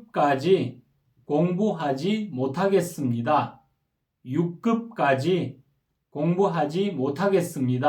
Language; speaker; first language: Korean; non-native, fluent; Kyrgyz